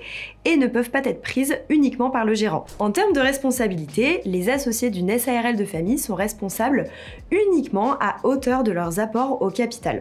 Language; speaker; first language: French; native; French